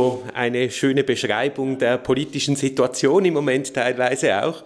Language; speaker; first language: German; native; German